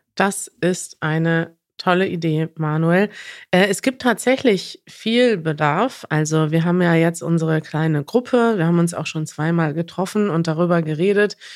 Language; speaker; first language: German; native; German